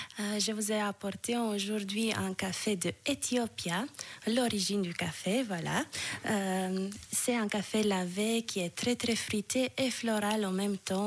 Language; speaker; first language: French; non-native, fluent; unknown